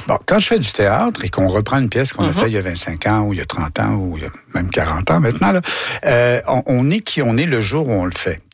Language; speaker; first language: French; native; French